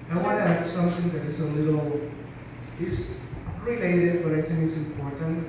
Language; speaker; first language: English; non-native, fluent; Spanish